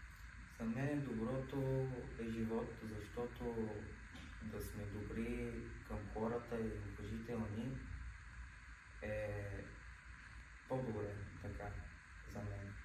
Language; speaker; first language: Bulgarian; non-native, local second language; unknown